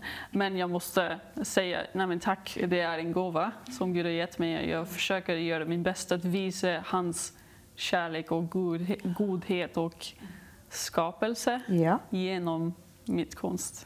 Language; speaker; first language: Swedish; non-native, learner; English